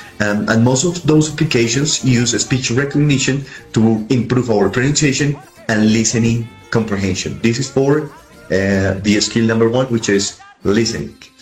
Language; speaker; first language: English; non-native, fluent; Spanish